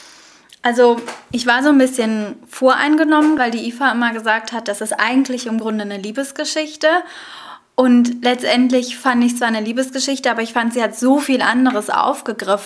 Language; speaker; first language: German; native; German